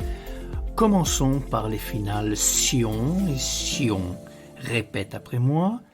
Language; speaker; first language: French; non-native, fluent; Italian